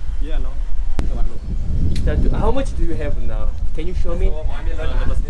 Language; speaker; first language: English; non-native, learner; Korean